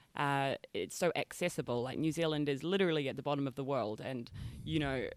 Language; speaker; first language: English; native; English